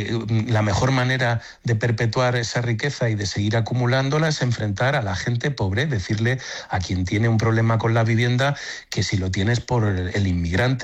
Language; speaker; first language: Spanish; native; Spanish